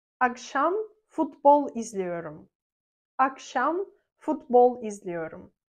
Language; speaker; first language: Turkish; non-native, fluent; Russian